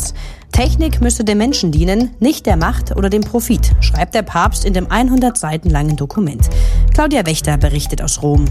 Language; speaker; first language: German; native; German